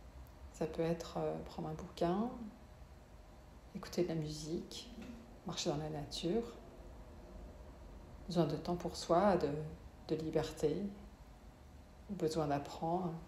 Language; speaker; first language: French; native; French